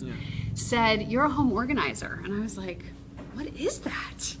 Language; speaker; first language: English; native; English